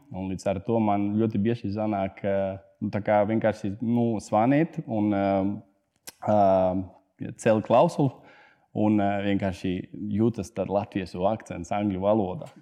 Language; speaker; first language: Latvian; non-native, fluent; Spanish